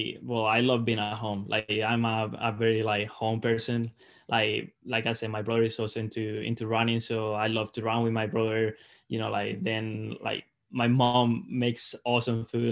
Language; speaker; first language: English; non-native, fluent; Spanish